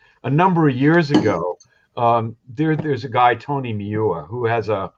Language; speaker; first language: English; native; English